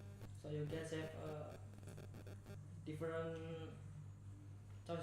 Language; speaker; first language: English; non-native, learner; Indonesian